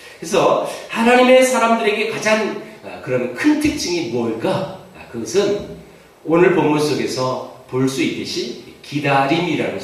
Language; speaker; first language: Korean; native; Korean